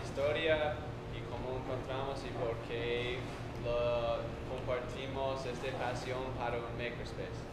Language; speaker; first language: Spanish; non-native, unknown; English